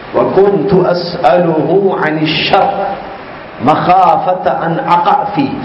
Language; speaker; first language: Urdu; native; Urdu